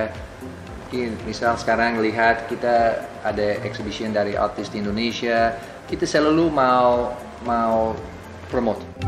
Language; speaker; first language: Indonesian; non-native, learner; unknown